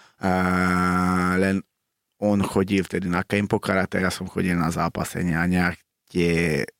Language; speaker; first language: Slovak; non-native, local second language; Hungarian